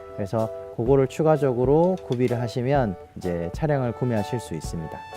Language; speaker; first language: Korean; native; Korean